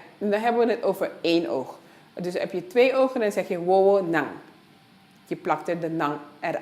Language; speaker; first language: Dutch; non-native, local second language; Papiamento